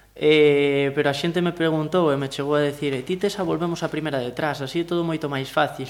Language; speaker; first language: Galician; native; Galician